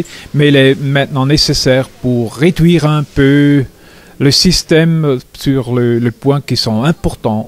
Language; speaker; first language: French; non-native, local second language; German